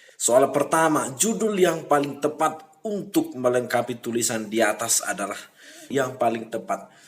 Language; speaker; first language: Indonesian; native; Indonesian